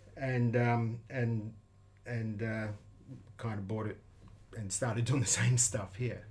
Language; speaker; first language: English; native; English